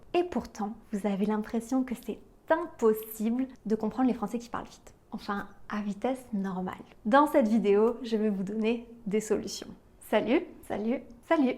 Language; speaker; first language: French; native; French